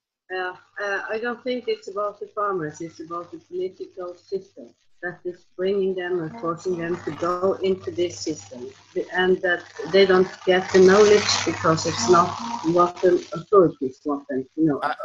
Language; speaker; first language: English; non-native, fluent; Norwegian